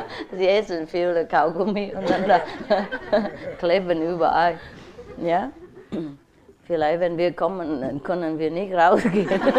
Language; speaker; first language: German; non-native, learner; Vietnamese